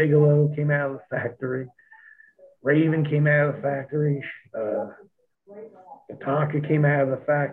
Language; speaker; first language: English; native; English